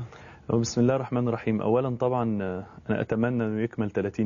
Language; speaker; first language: Arabic; native; Arabic